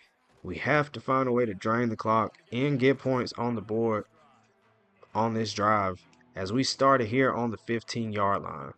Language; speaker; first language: English; native; English